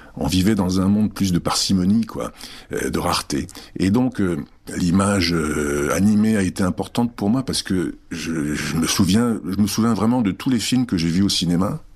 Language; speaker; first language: French; early bilingual, other home language; Czech